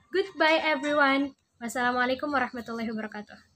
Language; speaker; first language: English; non-native, learner; Indonesian